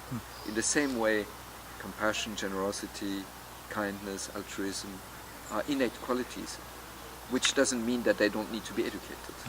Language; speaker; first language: English; non-native, fluent; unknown